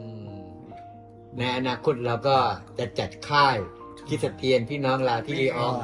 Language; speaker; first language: Thai; native; Thai